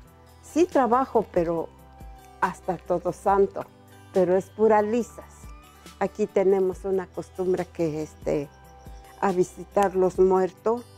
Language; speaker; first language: Spanish; non-native, local second language; Zapotec